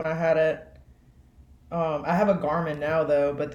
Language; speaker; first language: English; native; English